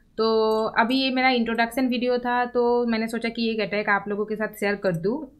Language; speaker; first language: Hindi; non-native, local second language; Bangla